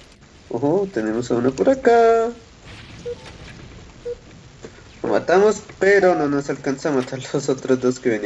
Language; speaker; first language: Spanish; native; Spanish